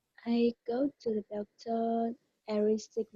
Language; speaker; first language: English; non-native, learner; Vietnamese